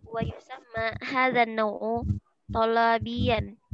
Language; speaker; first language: Arabic; non-native, learner; Indonesian